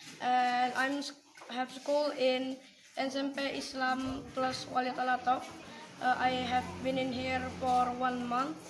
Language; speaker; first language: English; non-native, learner; Indonesian